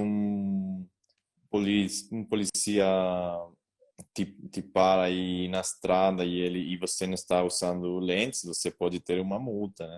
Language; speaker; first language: Portuguese; non-native, learner; Spanish